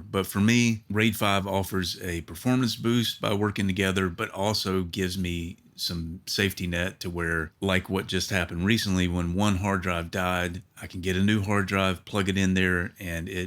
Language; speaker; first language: English; native; English